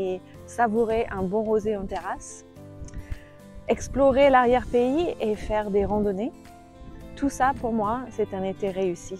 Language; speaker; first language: French; native; French